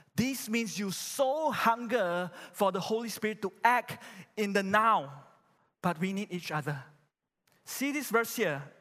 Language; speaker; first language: English; non-native, local second language; Chinese